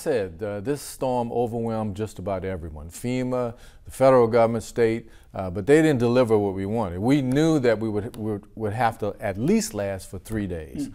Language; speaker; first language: English; native; English